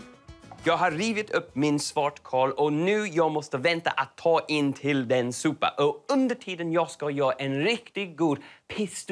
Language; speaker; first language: Swedish; non-native, learner; English